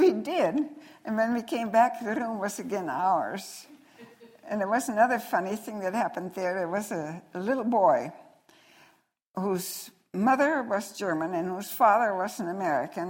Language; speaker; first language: English; non-native, fluent; Dutch